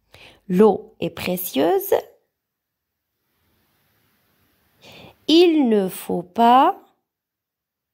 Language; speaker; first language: French; non-native, local second language; Arabic